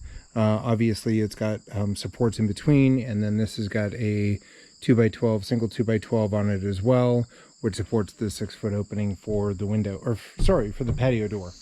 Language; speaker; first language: English; native; English